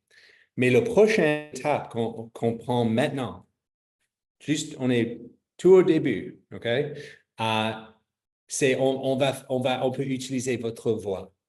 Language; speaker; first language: French; non-native, fluent; English